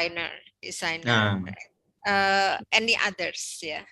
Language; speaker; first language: English; non-native, learner; Indonesian